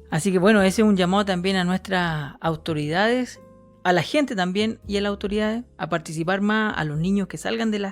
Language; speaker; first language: Spanish; native; Spanish